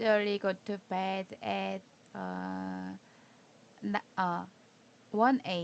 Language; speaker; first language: English; non-native, learner; Korean